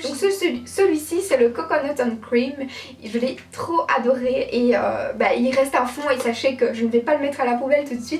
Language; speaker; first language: French; native; French